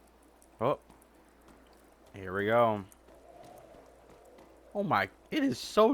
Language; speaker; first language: English; native; English